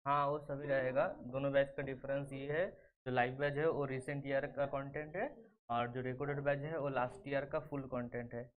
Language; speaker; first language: Hindi; non-native, local second language; Bangla